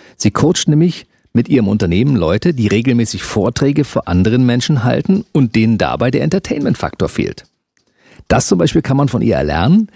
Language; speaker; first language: German; native; German